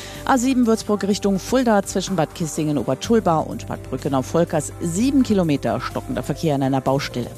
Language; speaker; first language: German; native; German